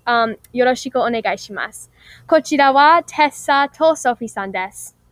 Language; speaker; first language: Japanese; non-native, learner; English